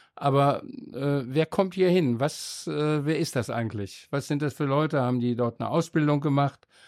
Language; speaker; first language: German; native; German